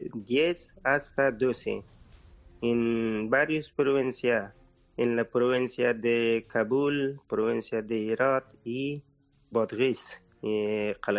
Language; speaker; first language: Spanish; non-native, learner; Persian